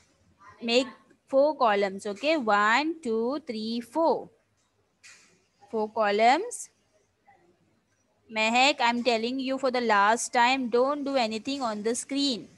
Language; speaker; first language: English; non-native, local second language; Hindi